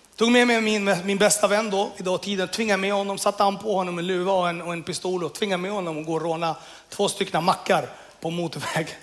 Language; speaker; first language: Swedish; early bilingual, other home language; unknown